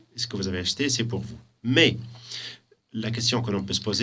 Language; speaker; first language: French; native; French